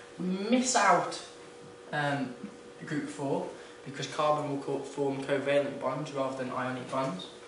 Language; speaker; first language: English; native; English